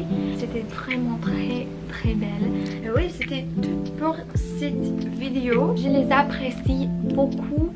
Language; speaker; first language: French; non-native, learner; Spanish